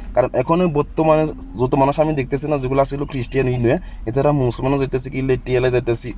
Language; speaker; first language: Bangla; non-native, fluent; Zulu